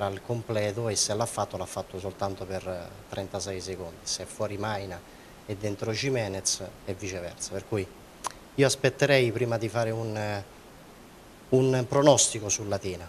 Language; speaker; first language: Italian; native; Italian